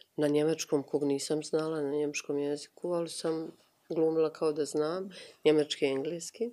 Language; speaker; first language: Croatian; native; Croatian